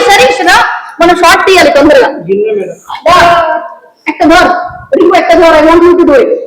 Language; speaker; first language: Telugu; non-native, local second language; Bangla